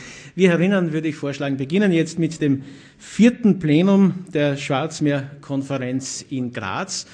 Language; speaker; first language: German; native; German